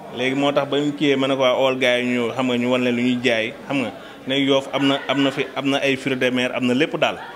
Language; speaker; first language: Wolof; native; Wolof